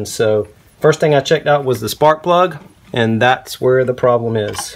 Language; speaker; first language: English; native; English